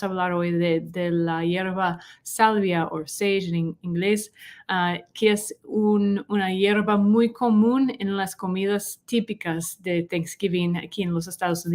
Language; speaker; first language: Spanish; non-native, learner; English